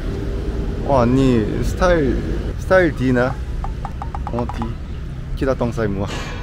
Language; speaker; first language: Thai; non-native, learner; Korean